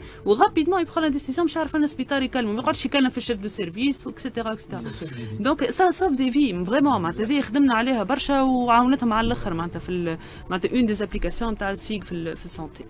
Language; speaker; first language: Arabic; native; Arabic